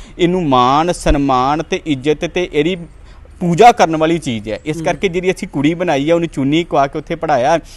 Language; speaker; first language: Punjabi; native; Punjabi